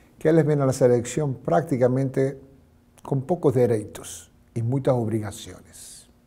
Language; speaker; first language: Spanish; native; Spanish